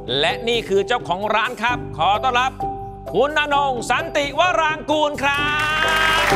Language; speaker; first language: Thai; native; Thai